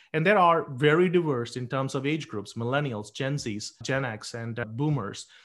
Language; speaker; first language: English; non-native, local second language; Tamil